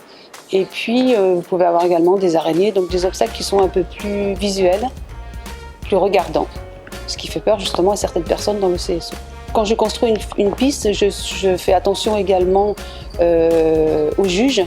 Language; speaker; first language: French; native; French